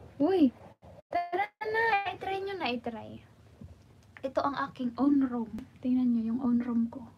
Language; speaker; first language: Filipino; non-native, local second language; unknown